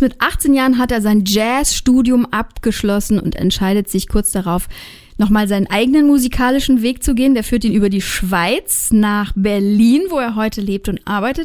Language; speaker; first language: German; native; German